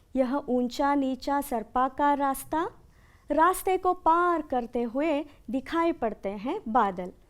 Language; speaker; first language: Hindi; non-native, local second language; Kannada